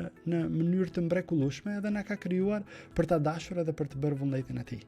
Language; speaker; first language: Albanian; native; Albanian